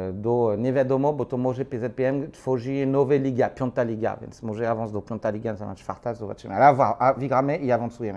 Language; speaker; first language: Polish; non-native, learner; French